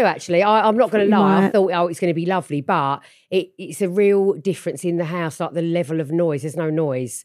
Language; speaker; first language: English; native; English